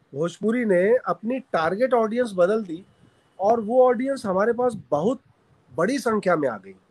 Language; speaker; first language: Hindi; native; Hindi